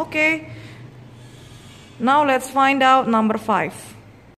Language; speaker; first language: English; non-native, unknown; Indonesian